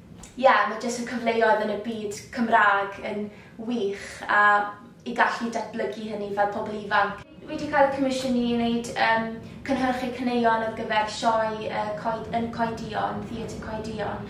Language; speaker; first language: Welsh; native; Welsh